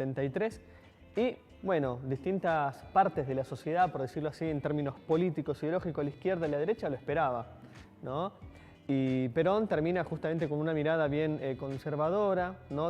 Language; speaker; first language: Spanish; native; Spanish